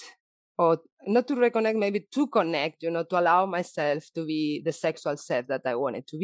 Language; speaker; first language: English; non-native, fluent; Spanish